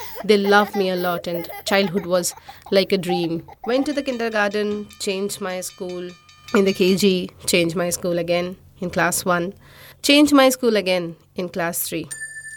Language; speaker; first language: English; non-native, local second language; Bangla